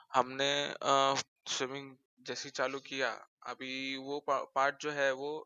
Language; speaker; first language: Hindi; non-native, local second language; Marathi